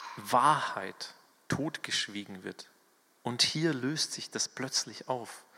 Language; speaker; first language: German; native; German